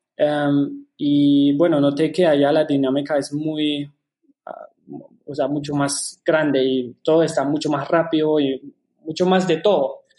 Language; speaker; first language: Spanish; non-native, fluent; German